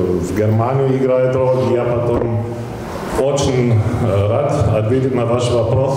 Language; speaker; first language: Russian; non-native, fluent; German